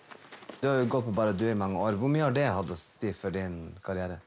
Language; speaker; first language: Norwegian; native; Norwegian